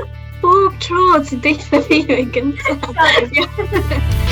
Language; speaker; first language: Welsh; non-native, local second language; English